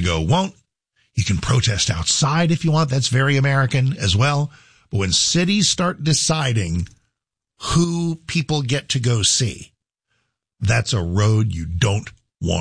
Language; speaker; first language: English; native; English